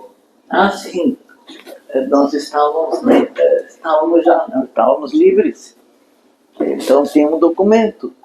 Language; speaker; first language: Portuguese; non-native, fluent; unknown